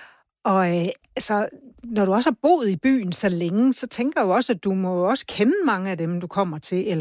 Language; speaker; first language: Danish; native; Danish